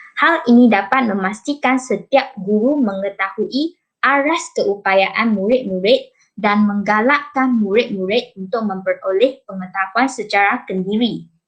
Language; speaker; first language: Malay; non-native, local second language; Chinese